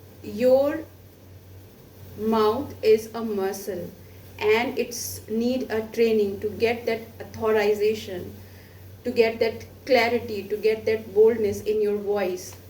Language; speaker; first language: English; non-native, local second language; Hindi